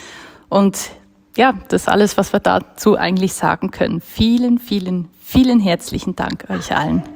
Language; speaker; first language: German; native; German